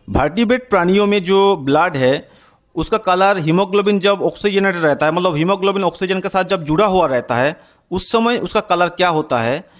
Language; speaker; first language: Hindi; non-native, local second language; Bangla